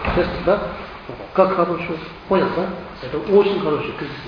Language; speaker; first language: Russian; non-native, learner; Tibetan